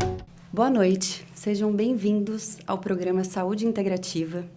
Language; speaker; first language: Portuguese; native; Portuguese